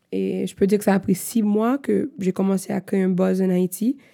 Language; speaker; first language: French; non-native, local second language; Haitian Creole